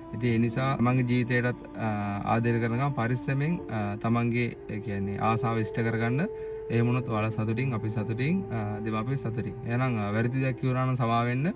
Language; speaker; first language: Sinhala; native; Sinhala